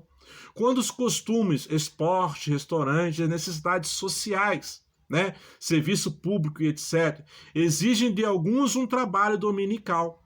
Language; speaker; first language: Portuguese; native; Portuguese